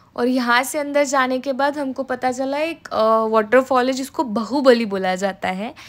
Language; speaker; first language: Hindi; non-native, local second language; Marathi